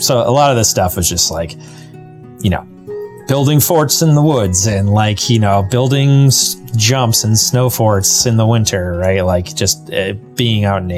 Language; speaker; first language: English; native; English